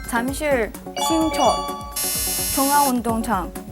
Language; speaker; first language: Korean; non-native, learner; English